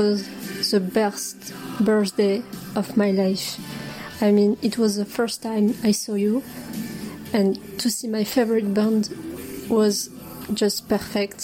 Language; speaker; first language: English; non-native, fluent; French